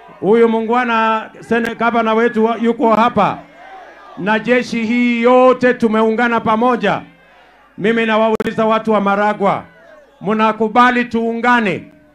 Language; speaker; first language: Swahili; non-native, local second language; Kalenjin